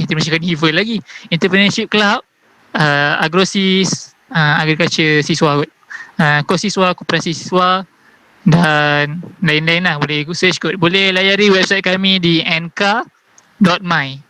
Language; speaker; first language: Malay; native; Malay